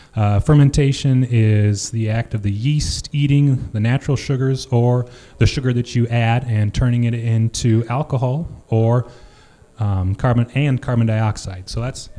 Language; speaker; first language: English; native; English